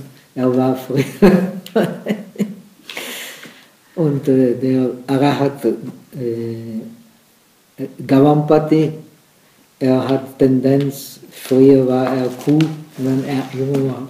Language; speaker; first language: German; non-native, fluent; Czech